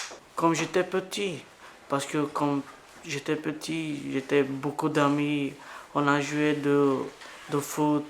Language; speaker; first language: French; non-native, learner; Bulgarian